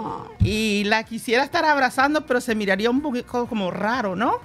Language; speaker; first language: Spanish; early bilingual, heritage; Spanish